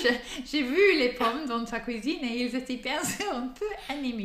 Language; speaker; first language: French; non-native, fluent; English